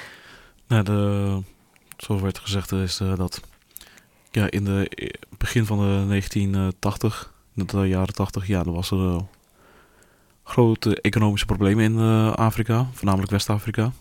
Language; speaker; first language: Dutch; early bilingual, other home language; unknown